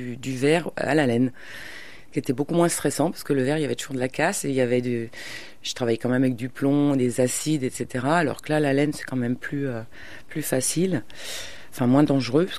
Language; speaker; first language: French; native; French